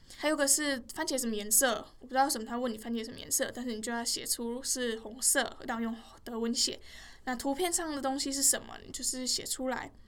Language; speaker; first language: Chinese; native; Chinese